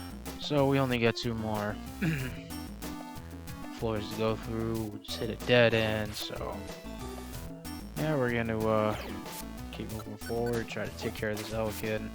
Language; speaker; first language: English; native; English